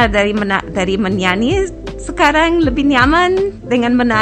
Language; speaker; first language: Indonesian; non-native, fluent; English